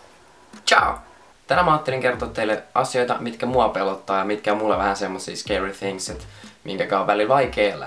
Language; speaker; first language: Finnish; native; Finnish